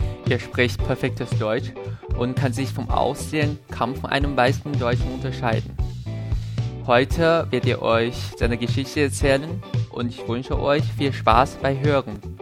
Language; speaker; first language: German; non-native, fluent; Chinese